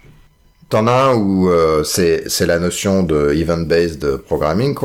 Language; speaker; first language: French; native; French